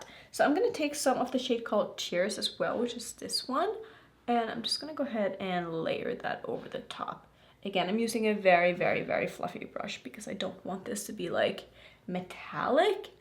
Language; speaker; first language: English; native; English